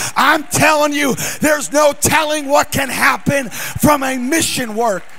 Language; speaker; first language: English; native; English